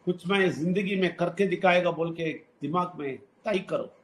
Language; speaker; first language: Hindi; non-native, local second language; Telugu